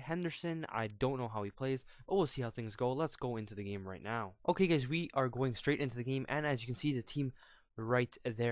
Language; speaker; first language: English; native; English